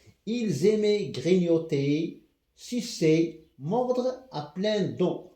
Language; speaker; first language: French; non-native, local second language; Arabic